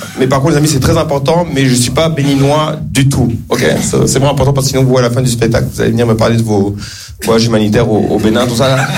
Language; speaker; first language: French; early bilingual, other home language; Kinyarwanda